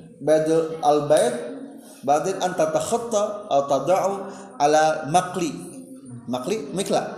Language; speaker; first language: Arabic; non-native, learner; Indonesian